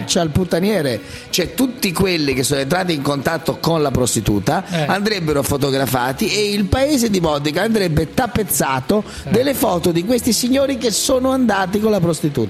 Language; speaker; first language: Italian; native; Italian